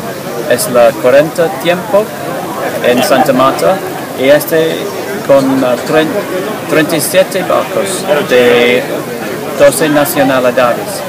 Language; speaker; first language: Spanish; non-native, learner; English